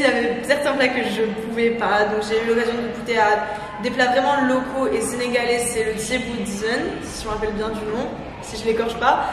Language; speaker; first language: French; non-native, local second language; Arabic